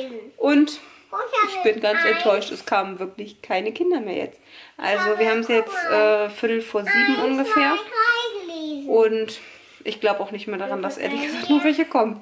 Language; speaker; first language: German; native; German